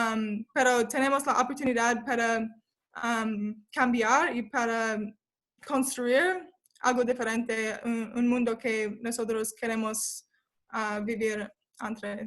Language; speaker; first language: Spanish; non-native, learner; English